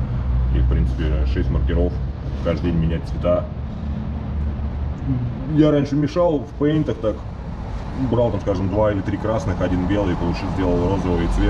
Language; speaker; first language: Russian; native; Russian